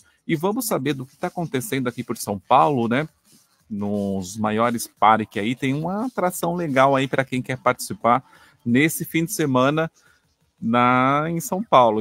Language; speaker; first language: Portuguese; native; Portuguese